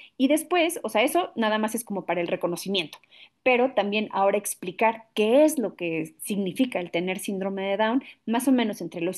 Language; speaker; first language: Spanish; native; Spanish